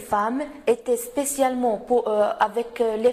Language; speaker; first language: French; non-native, local second language; Arabic